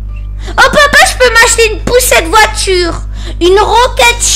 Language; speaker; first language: French; native; French